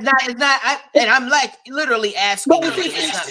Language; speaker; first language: English; native; English